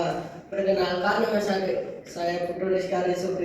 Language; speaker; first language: Indonesian; native; Indonesian